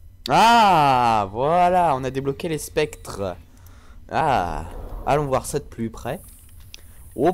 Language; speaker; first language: French; native; French